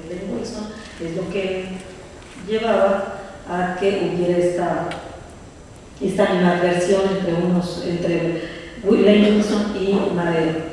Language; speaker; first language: Spanish; native; Spanish